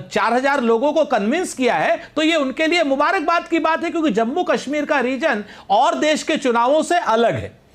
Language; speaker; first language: Hindi; native; Hindi